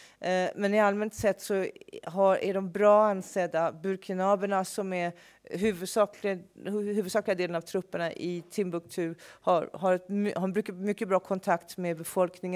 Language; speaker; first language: Swedish; non-native, fluent; English